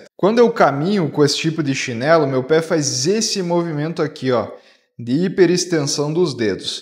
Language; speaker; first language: Portuguese; native; Portuguese